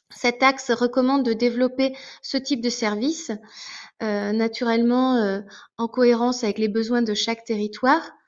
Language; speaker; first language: French; native; French